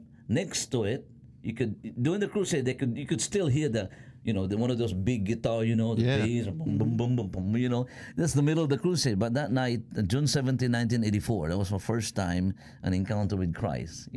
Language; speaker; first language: English; non-native, local second language; Filipino